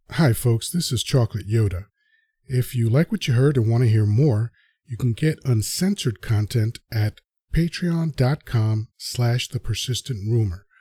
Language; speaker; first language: English; early bilingual, other home language; Spanish